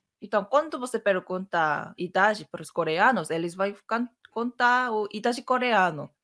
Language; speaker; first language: Portuguese; non-native, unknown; Korean